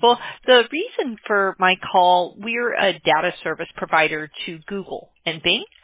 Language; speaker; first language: English; native; English